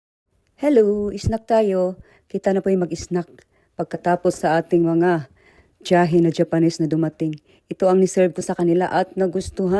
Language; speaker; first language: Filipino; native; Filipino